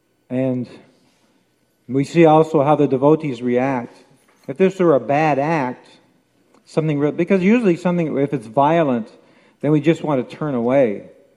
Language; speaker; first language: English; native; English